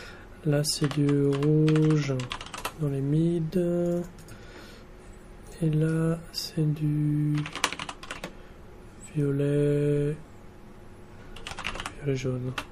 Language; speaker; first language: French; native; French